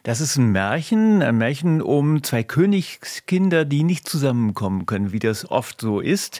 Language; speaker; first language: German; native; German